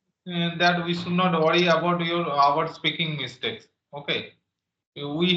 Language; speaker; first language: English; non-native, local second language; Santali